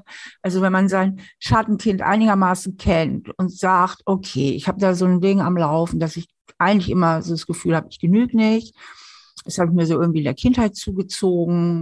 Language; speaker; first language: German; native; German